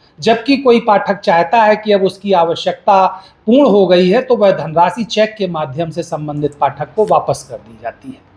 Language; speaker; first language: Hindi; native; Hindi